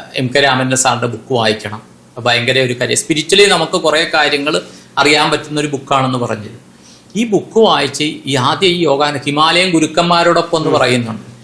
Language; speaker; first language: Malayalam; non-native, local second language; Konkani